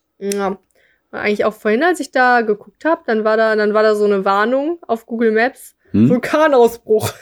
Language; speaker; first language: German; native; German